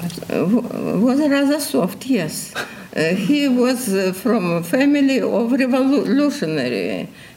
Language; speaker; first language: English; non-native, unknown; Russian